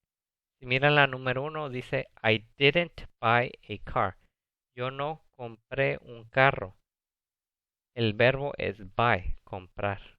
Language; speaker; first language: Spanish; early bilingual, other home language; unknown